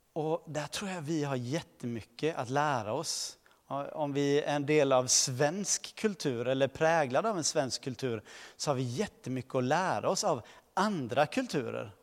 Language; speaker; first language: Swedish; early bilingual, other home language; Portuguese